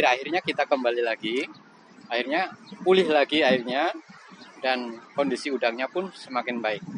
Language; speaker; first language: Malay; non-native, local second language; Javanese